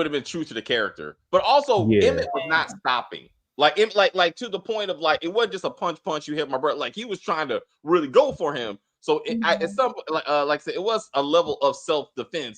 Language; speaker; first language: English; native; English